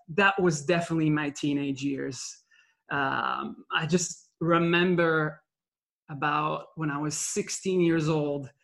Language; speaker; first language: English; non-native, fluent; French